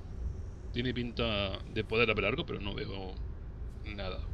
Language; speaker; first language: Spanish; native; Spanish